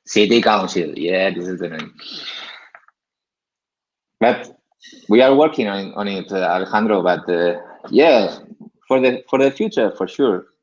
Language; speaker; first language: English; non-native, learner; Spanish